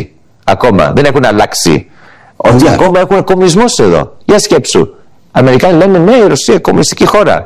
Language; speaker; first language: Greek; early bilingual, heritage; English